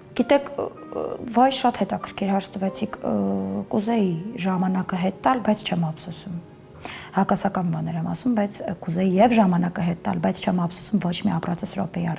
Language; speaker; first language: Armenian; native; Armenian